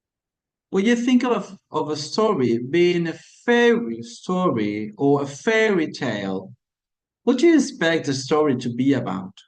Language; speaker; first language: English; non-native, fluent; Spanish